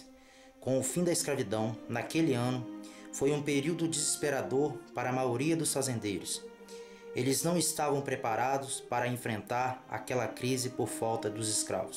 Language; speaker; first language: Portuguese; native; Portuguese